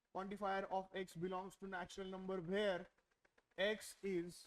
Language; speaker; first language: English; non-native, local second language; Marathi